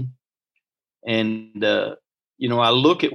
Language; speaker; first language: English; native; English